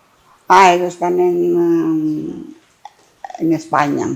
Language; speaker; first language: Spanish; non-native, fluent; Greek